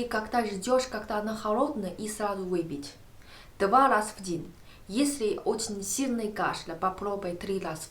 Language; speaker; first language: Russian; non-native, learner; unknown